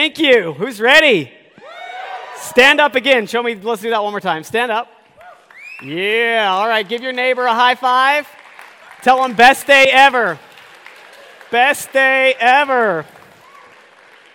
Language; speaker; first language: English; native; English